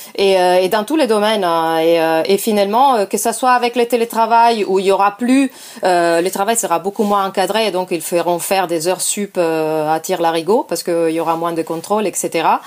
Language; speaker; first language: French; non-native, fluent; Italian